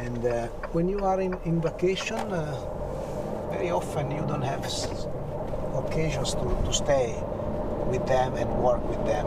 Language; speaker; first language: English; non-native, learner; Italian